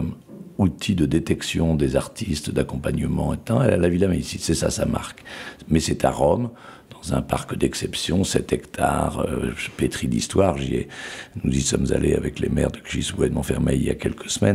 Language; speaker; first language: French; native; French